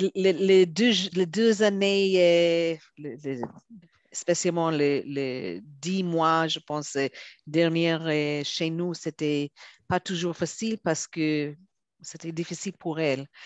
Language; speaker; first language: French; non-native, fluent; Hebrew